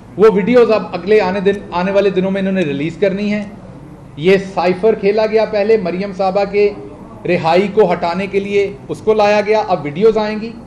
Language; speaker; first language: Urdu; non-native, local second language; Punjabi